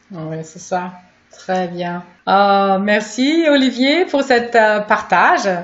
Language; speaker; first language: French; non-native, fluent; German